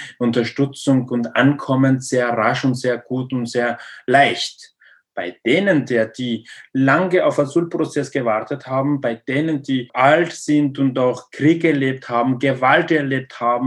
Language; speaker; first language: German; non-native, learner; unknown